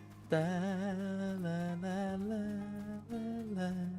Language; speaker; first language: Japanese; non-native, fluent; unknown